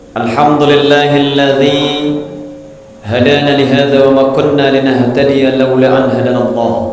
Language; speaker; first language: Malay; non-native, local second language; Minangkabau